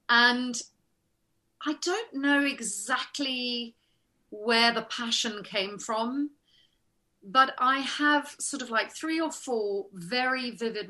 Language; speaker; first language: English; native; English